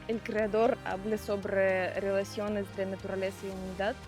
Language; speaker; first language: Spanish; non-native, learner; Russian